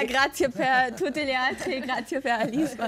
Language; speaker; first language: Italian; non-native, learner; German